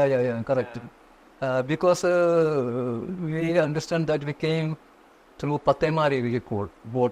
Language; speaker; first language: English; non-native, local second language; Konkani